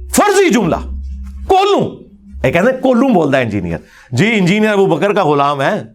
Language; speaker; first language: Urdu; non-native, local second language; Punjabi